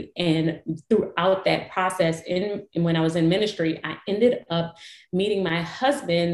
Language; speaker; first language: English; native; English